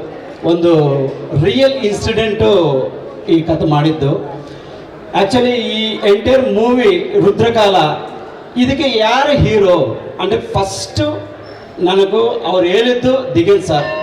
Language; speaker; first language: Kannada; non-native, local second language; Telugu